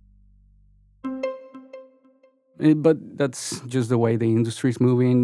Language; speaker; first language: English; non-native, fluent; Spanish